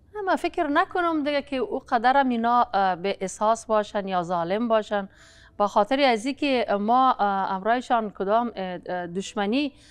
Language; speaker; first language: Persian; non-native, local second language; Pashto